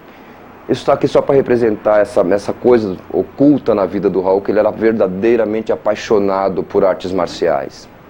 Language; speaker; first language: Portuguese; native; Portuguese